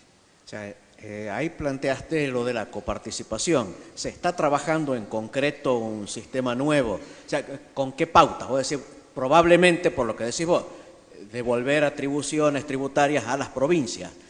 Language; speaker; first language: Spanish; native; Spanish